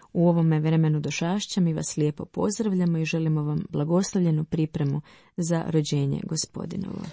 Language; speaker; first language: Croatian; native; Croatian